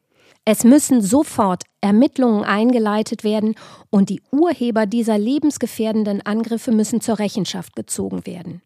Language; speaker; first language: German; native; German